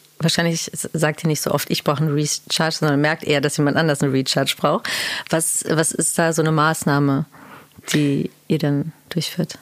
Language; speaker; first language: German; early bilingual, other home language; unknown